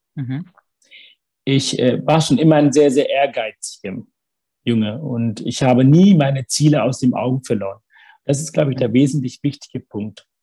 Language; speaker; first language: German; early bilingual, other home language; Tamil